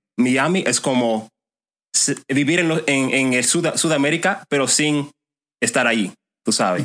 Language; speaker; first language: Spanish; non-native, fluent; English